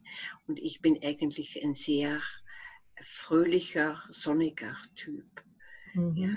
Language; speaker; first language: German; non-native, fluent; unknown